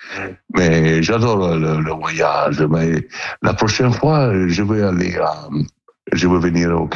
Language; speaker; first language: French; non-native, learner; Italian